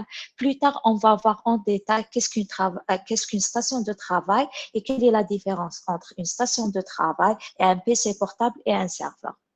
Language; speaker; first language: French; non-native, local second language; Arabic